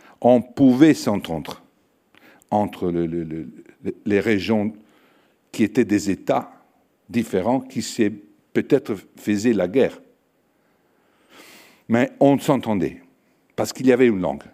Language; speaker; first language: French; non-native, fluent; Italian